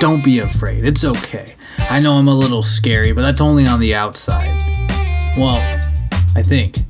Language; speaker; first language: English; native; English